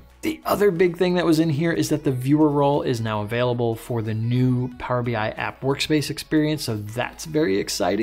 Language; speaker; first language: English; native; English